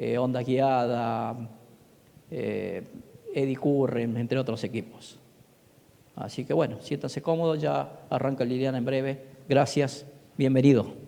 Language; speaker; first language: Spanish; native; Spanish